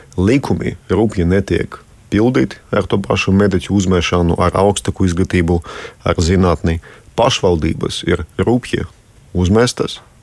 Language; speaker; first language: Latvian; non-native, local second language; Russian